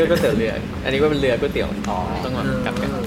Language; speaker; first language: English; non-native, learner; Thai